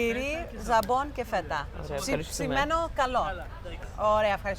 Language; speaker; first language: Greek; early bilingual, heritage; English